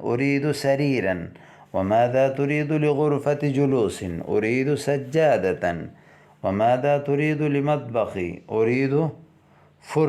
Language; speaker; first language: Arabic; non-native, fluent; Urdu